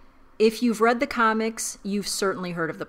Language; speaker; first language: English; native; English